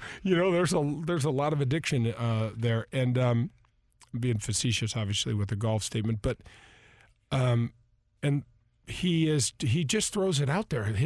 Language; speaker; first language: English; native; English